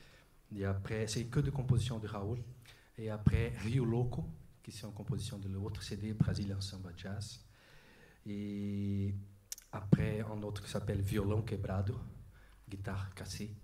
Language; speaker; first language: French; non-native, learner; Portuguese